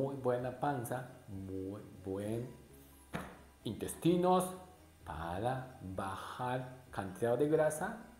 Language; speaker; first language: Spanish; non-native, learner; Japanese